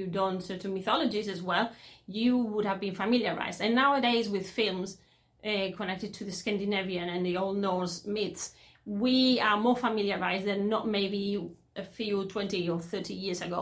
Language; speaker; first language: English; non-native, fluent; Spanish